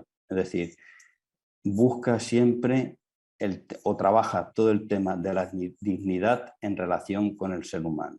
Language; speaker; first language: Spanish; native; Spanish